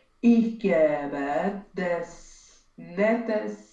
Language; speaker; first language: German; non-native, learner; Romanian